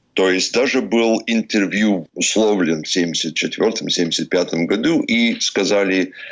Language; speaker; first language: Russian; early bilingual, heritage; Russian